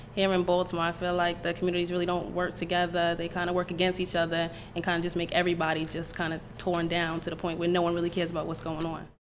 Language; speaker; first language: English; native; English